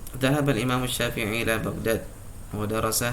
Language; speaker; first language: Arabic; non-native, fluent; Indonesian